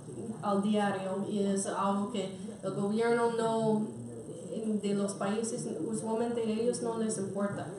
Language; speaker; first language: Spanish; non-native, fluent; English